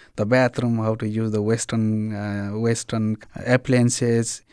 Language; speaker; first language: English; non-native, local second language; Nepali